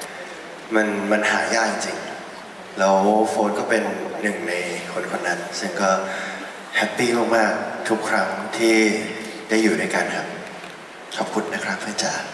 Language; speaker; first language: Thai; native; Thai